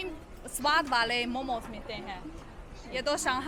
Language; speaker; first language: Hindi; non-native, fluent; Chinese